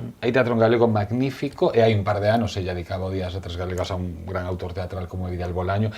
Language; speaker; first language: Galician; native; Galician